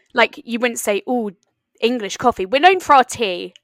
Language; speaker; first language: English; native; English